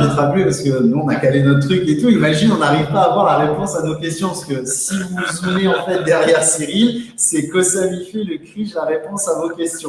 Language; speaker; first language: French; native; French